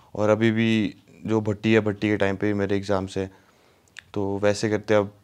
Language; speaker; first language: Hindi; native; Hindi